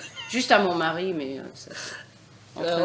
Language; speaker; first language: French; non-native, fluent; Russian